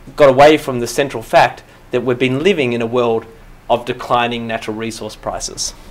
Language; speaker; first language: English; native; English